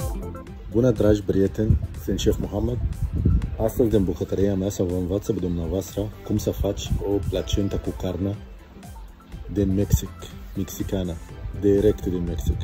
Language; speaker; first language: Romanian; non-native, learner; Arabic